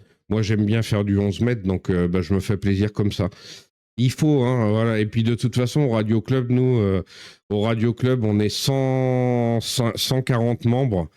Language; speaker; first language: French; native; French